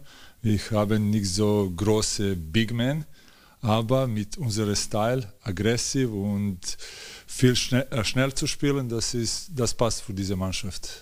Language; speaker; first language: German; non-native, fluent; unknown